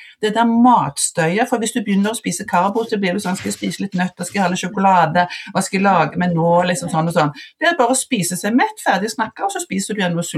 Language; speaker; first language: Norwegian; native; Norwegian